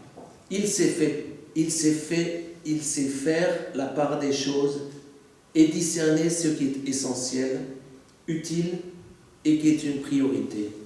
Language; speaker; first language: French; native; French